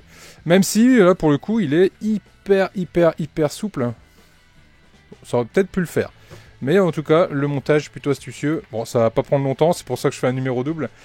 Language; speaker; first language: French; native; French